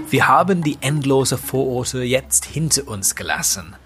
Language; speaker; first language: German; non-native, fluent; English